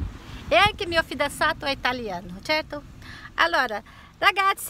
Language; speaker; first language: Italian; non-native, learner; Portuguese